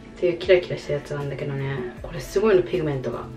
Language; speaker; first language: Japanese; native; Japanese